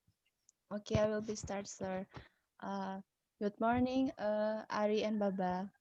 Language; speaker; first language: English; non-native, learner; Indonesian